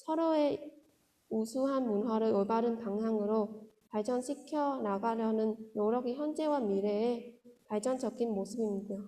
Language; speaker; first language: Korean; non-native, fluent; Vietnamese